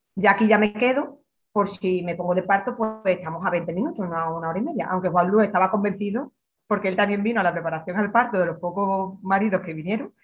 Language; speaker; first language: Spanish; native; Spanish